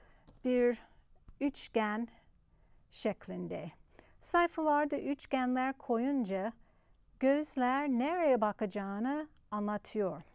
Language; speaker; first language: Turkish; non-native, fluent; English